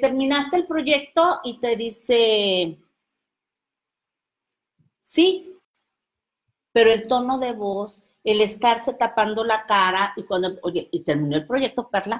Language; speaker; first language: Spanish; native; Spanish